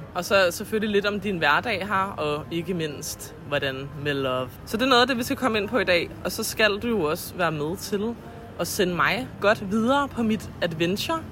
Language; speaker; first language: Danish; native; Danish